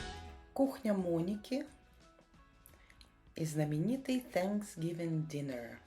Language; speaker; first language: Russian; native; Russian